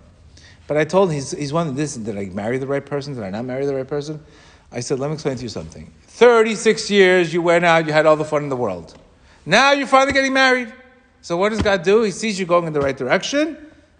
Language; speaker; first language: English; native; English